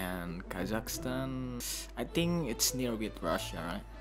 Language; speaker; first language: English; non-native, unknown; Indonesian